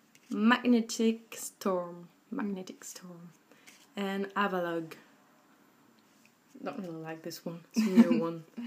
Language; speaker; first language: English; non-native, fluent; French